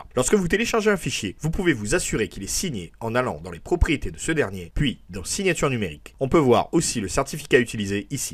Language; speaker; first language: French; native; French